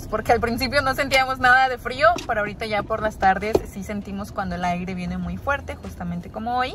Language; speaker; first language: Spanish; native; Spanish